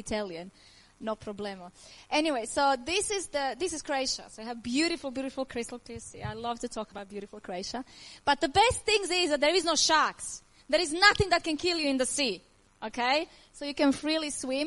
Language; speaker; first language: English; non-native, learner; Croatian